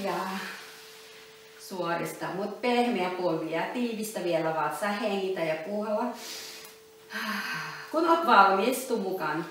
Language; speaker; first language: Finnish; non-native, learner; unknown